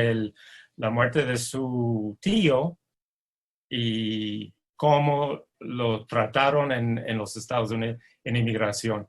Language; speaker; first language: Spanish; non-native, fluent; English